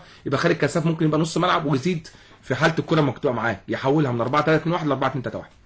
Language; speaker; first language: Arabic; native; Arabic